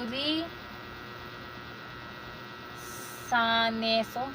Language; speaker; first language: Korean; non-native, learner; Filipino